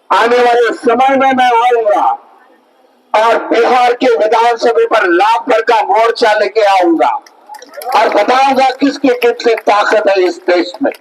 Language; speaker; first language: Hindi; non-native, local second language; Marathi